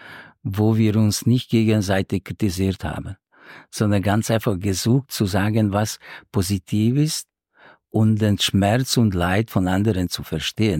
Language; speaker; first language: German; non-native, fluent; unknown